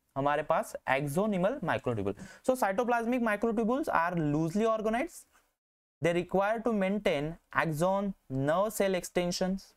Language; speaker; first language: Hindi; non-native, local second language; Marathi